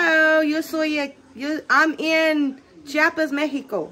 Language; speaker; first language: Spanish; non-native, learner; English